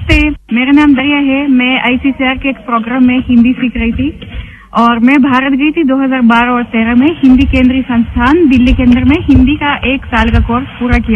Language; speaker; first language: Hindi; non-native, fluent; Russian